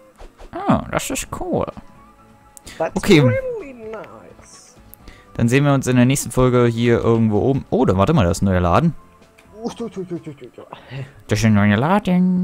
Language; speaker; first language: German; native; German